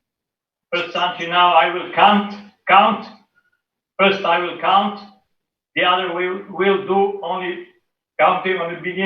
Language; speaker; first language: English; non-native, fluent; Serbian